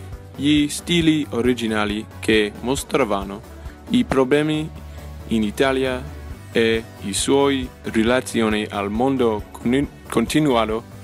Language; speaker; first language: Italian; non-native, learner; English